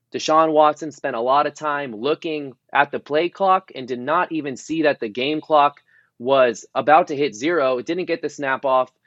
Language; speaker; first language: English; native; English